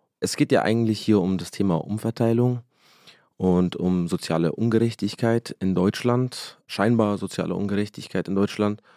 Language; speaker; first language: German; early bilingual, other home language; Arabic